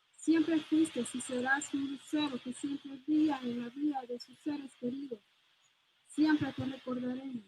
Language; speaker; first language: Spanish; non-native, fluent; English